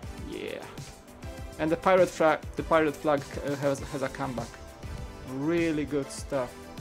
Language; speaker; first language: English; non-native, fluent; Polish